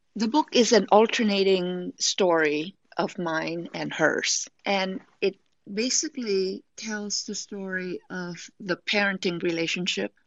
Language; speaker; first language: English; non-native, fluent; Vietnamese